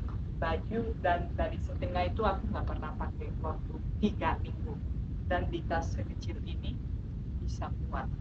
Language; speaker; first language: Indonesian; non-native, fluent; Spanish